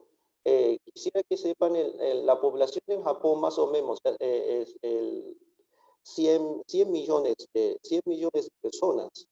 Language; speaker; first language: Spanish; non-native, fluent; Japanese